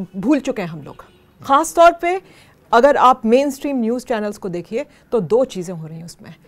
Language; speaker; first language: Hindi; native; Hindi